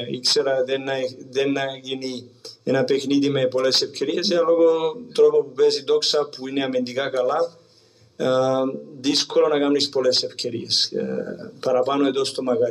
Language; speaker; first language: Greek; non-native, fluent; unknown